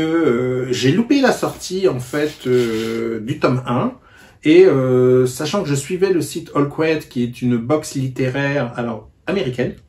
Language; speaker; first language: French; native; French